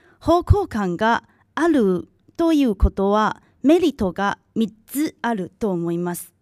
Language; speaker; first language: Japanese; non-native, local second language; Chinese